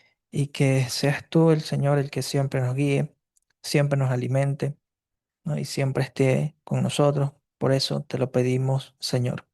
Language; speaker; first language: Spanish; native; Spanish